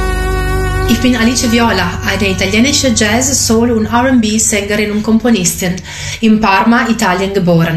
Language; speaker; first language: German; non-native, fluent; Italian